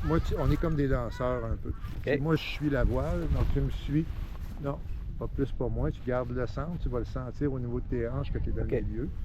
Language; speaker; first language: French; native; French